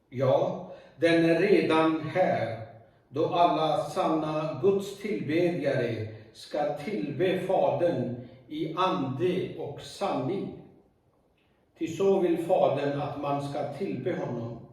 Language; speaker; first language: Swedish; non-native, fluent; Urdu